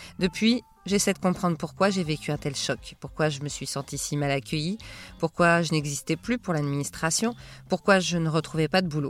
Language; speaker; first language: French; native; French